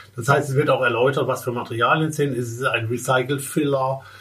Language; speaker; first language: German; native; German